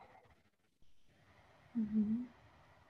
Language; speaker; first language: Chinese; non-native, fluent; Russian